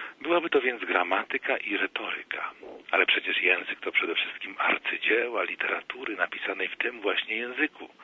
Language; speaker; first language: Polish; native; Polish